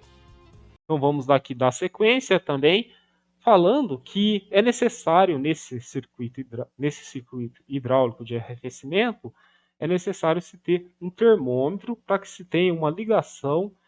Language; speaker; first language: Portuguese; native; Portuguese